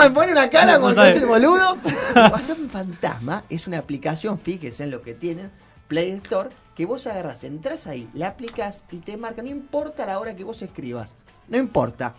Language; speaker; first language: Spanish; native; Spanish